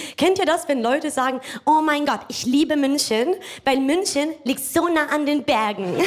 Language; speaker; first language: German; non-native, fluent; Italian